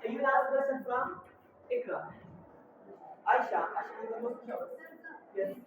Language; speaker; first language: English; non-native, fluent; Hindi